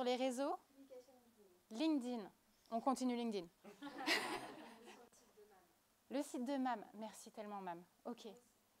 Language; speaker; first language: French; native; French